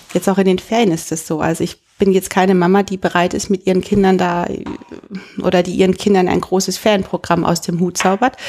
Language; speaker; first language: German; native; German